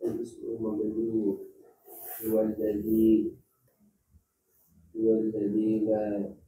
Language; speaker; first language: Arabic; non-native, learner; Indonesian